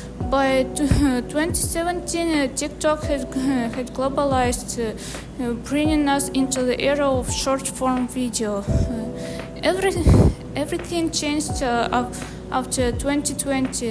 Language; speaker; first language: English; non-native, local second language; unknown